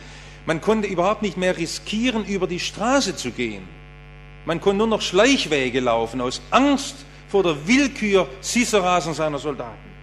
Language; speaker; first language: German; native; German